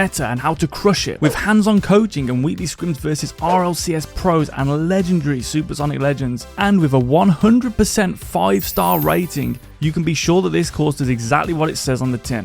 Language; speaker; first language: English; native; English